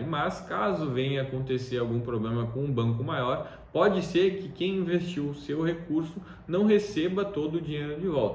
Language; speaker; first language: Portuguese; native; Portuguese